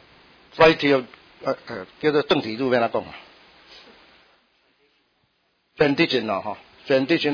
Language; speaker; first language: English; non-native, learner; Min Nan Chinese